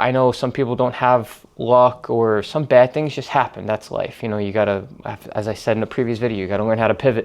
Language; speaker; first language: English; native; English